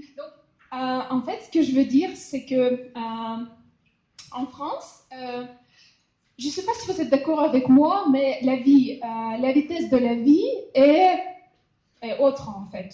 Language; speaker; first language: French; non-native, fluent; Russian